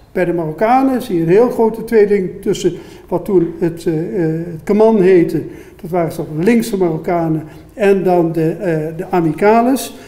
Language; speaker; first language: Dutch; native; Dutch